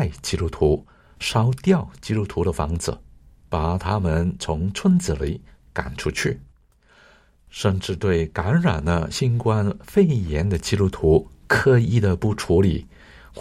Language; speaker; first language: Chinese; non-native, local second language; Cantonese